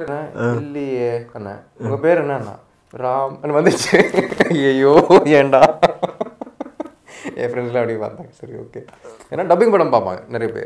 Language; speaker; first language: Tamil; non-native, local second language; Telugu